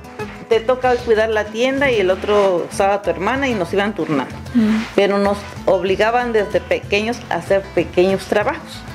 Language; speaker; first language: Spanish; native; Spanish